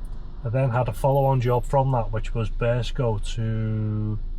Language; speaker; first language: English; native; English